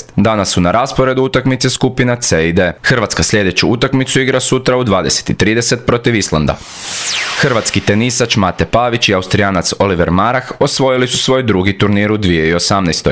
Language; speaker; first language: Croatian; native; Croatian